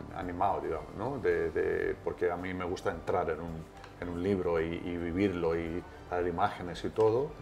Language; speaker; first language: Spanish; non-native, fluent; Greek